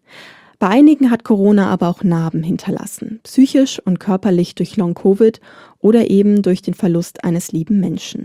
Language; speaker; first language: German; native; German